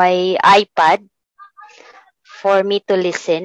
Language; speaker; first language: English; non-native, local second language; Cebuano